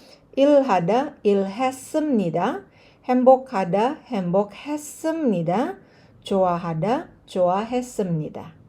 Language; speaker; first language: Korean; non-native, fluent; Indonesian